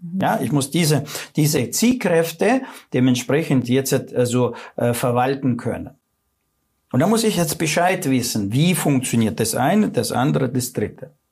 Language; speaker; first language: German; non-native, fluent; Russian